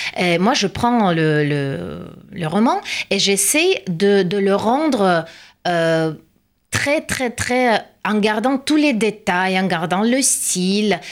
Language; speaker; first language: French; non-native, fluent; Russian